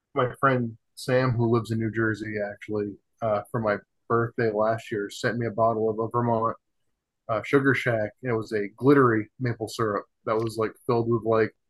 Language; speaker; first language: English; native; English